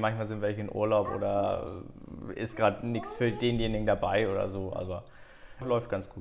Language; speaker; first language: German; native; German